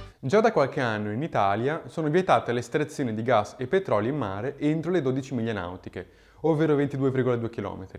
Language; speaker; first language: Italian; native; Italian